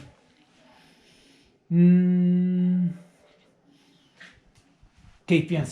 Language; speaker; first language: Spanish; non-native, learner; English